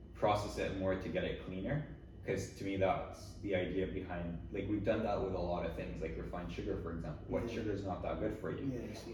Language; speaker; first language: English; early bilingual, other home language; Arabic